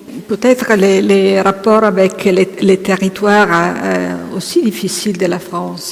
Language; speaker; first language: French; non-native, fluent; Italian